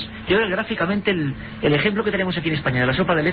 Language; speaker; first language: Spanish; native; Spanish